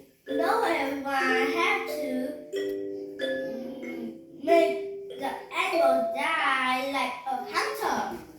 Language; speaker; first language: English; non-native, learner; Vietnamese